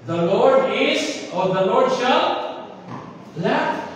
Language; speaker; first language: English; non-native, local second language; Filipino